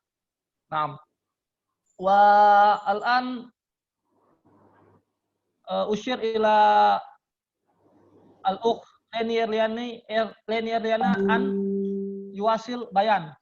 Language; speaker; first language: Arabic; non-native, learner; Indonesian